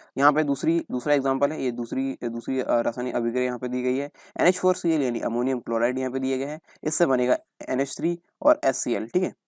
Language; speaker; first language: Hindi; native; Hindi